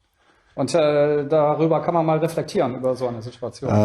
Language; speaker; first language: German; native; German